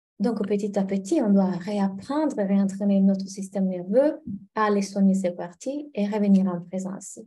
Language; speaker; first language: French; non-native, fluent; Italian